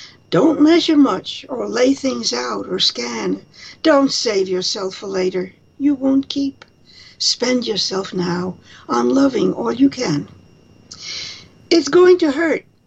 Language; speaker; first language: English; early bilingual, other home language; Spanish